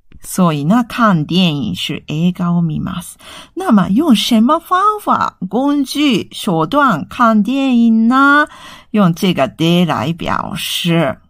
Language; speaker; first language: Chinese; non-native, fluent; Japanese